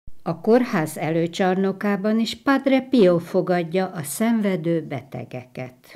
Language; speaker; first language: Hungarian; native; Hungarian